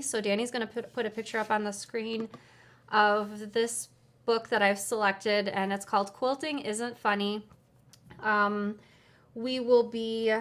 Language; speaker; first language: English; native; English